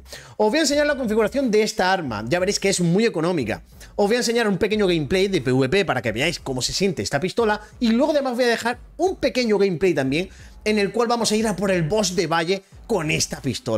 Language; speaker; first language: Spanish; native; Spanish